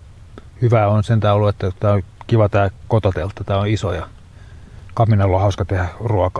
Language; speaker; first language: Finnish; native; Finnish